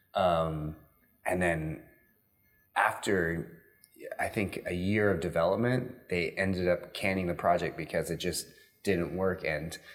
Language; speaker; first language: English; native; English